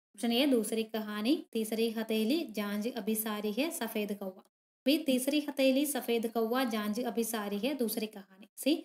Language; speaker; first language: Hindi; non-native, local second language; Malayalam